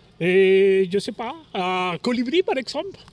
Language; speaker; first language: French; non-native, learner; Spanish